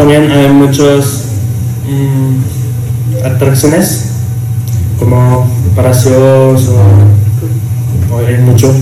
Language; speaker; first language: Spanish; non-native, learner; French